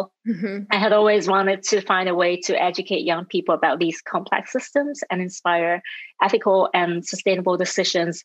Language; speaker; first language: English; non-native, local second language; Cantonese